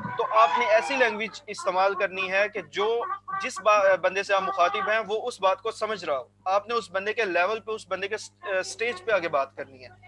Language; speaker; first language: Urdu; non-native, local second language; Punjabi